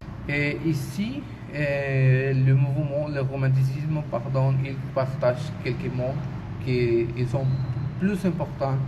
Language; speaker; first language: French; non-native, learner; Spanish